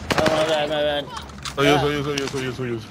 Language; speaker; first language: Spanish; early bilingual, other home language; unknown